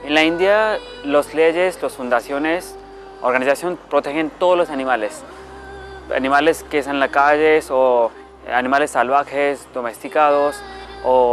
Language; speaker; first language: Spanish; non-native, learner; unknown